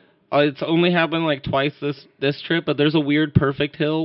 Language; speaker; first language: English; native; English